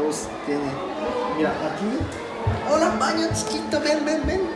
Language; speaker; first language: Spanish; non-native, learner; Japanese